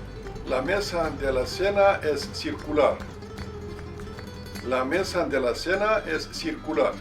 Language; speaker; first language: Spanish; non-native, fluent; English